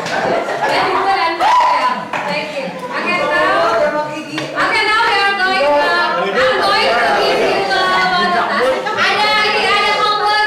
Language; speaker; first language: English; non-native, learner; Indonesian